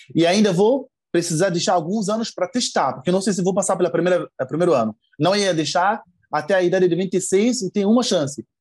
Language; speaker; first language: Portuguese; non-native, fluent; Arabic